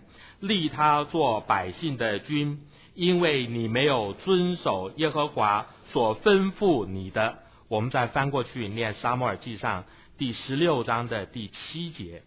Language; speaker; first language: Chinese; native; Chinese